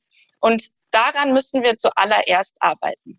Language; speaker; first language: German; native; German